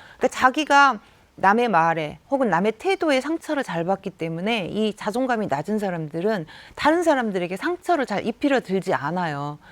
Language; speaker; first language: Korean; native; Korean